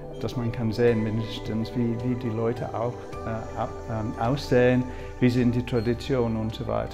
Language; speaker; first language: German; non-native, fluent; English